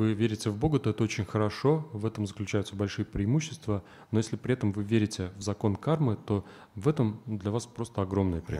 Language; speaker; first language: Russian; native; Russian